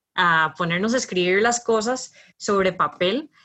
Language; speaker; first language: Spanish; native; Spanish